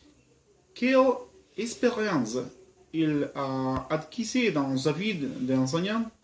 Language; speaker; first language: French; non-native, learner; Spanish